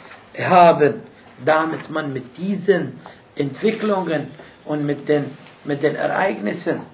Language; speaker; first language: German; non-native, fluent; Arabic